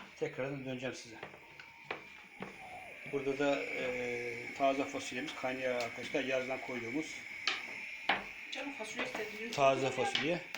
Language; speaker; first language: Turkish; native; Turkish